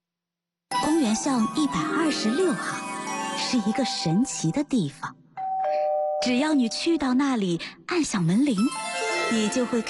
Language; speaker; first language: Chinese; native; Chinese